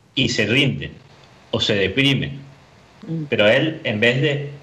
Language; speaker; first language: Spanish; early bilingual, heritage; Spanish